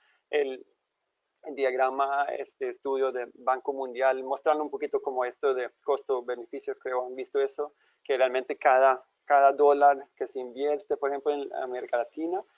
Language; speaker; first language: Spanish; non-native, fluent; Swedish